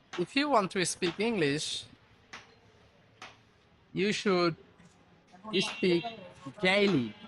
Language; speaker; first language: English; non-native, learner; Bangla